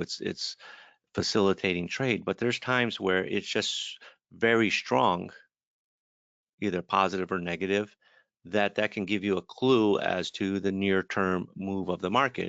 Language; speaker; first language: English; native; English